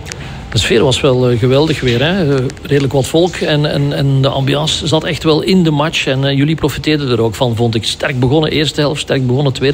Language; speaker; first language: Dutch; native; Dutch